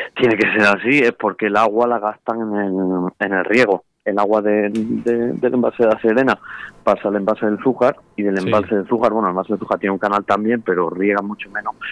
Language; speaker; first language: Spanish; native; Spanish